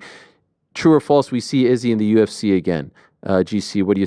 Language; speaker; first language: English; native; English